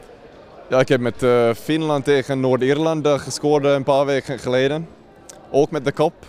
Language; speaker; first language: Dutch; non-native, fluent; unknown